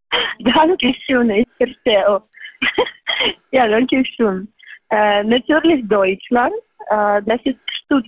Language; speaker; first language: German; non-native, learner; Estonian